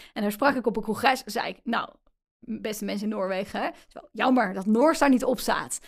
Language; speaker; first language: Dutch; native; Dutch